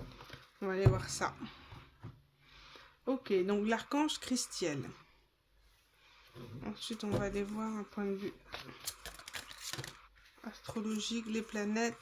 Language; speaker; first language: French; native; French